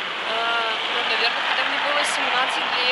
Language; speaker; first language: Russian; native; Russian